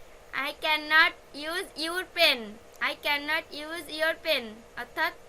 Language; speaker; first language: English; non-native, fluent; Bangla